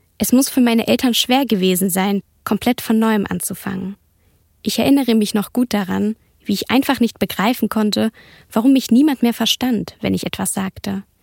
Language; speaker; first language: German; early bilingual, other home language; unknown